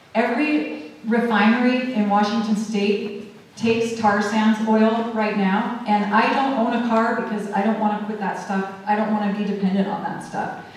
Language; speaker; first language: English; native; English